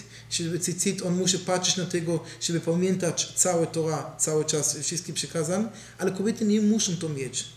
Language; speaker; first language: Polish; non-native, learner; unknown